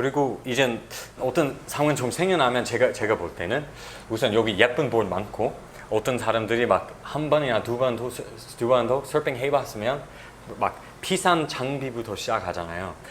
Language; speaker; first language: Korean; non-native, fluent; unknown